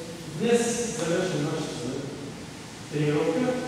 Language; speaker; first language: Bulgarian; non-native, learner; Russian